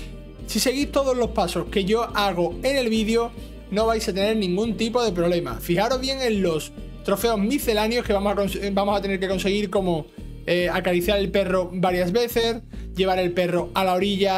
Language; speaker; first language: Spanish; native; Spanish